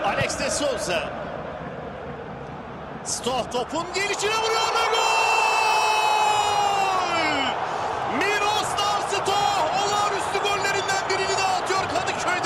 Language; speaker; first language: Turkish; native; Turkish